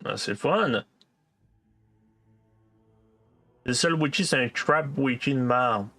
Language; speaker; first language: French; native; French